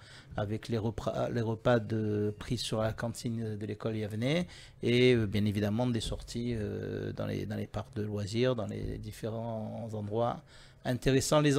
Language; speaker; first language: French; native; French